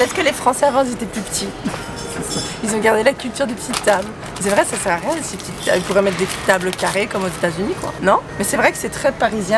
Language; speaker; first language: French; native; French